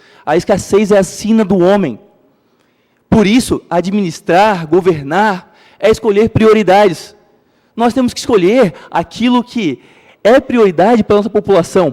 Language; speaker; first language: Portuguese; native; Portuguese